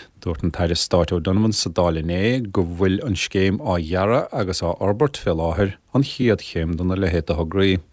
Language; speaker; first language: Irish; native; Irish